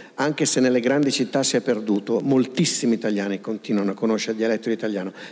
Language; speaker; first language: Italian; native; Italian